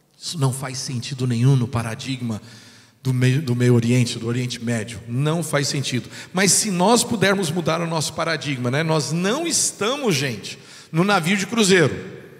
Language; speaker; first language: Portuguese; non-native, fluent; English